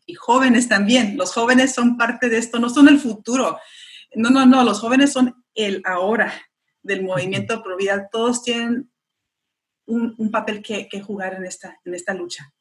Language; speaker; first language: Spanish; early bilingual, heritage; Spanish